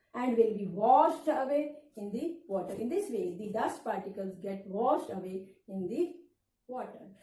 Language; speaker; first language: English; non-native, local second language; Punjabi